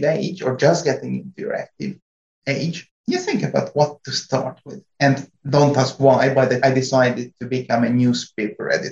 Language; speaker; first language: English; non-native, fluent; Hungarian